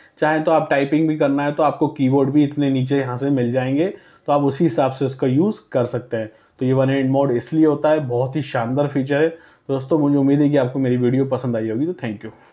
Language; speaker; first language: Hindi; native; Hindi